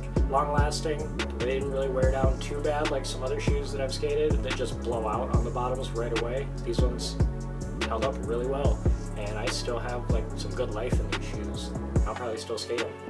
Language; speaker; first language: English; native; English